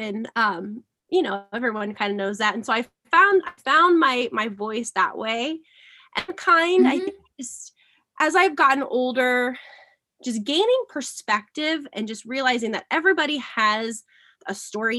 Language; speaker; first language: English; native; English